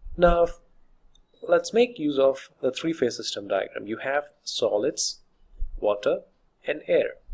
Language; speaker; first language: English; non-native, local second language; Malayalam